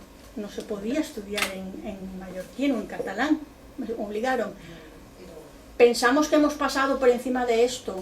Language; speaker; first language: Spanish; non-native, local second language; Catalan